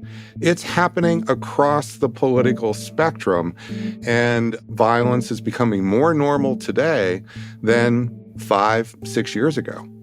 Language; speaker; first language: English; native; English